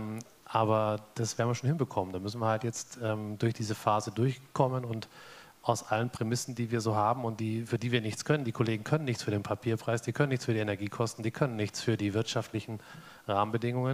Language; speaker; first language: German; native; German